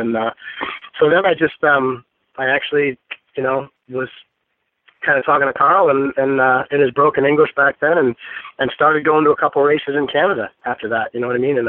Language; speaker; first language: English; native; English